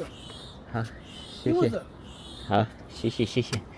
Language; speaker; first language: Chinese; non-native, learner; German